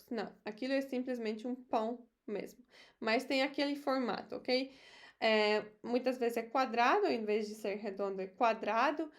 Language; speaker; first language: Portuguese; non-native, fluent; Polish